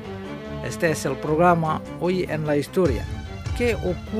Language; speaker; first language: Spanish; non-native, fluent; Indonesian